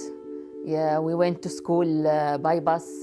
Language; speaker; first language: English; non-native, learner; Arabic